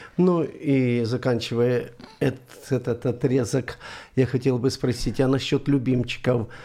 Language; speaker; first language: Russian; native; Russian